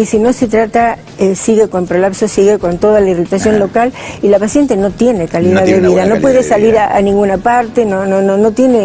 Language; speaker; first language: Spanish; native; Spanish